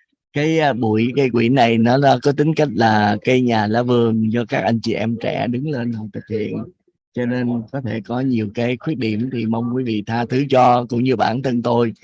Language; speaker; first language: Vietnamese; native; Vietnamese